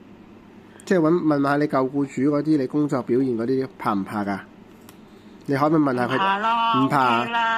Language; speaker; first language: Cantonese; native; Cantonese